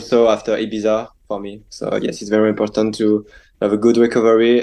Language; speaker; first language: English; non-native, learner; French